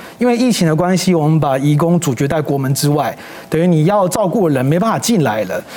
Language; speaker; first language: Chinese; native; Chinese